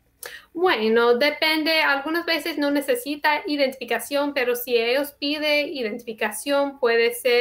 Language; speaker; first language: Spanish; non-native, fluent; English